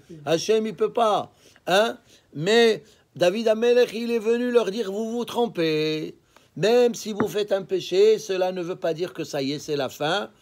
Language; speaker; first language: French; native; French